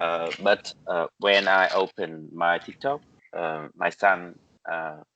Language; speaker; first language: English; non-native, learner; Vietnamese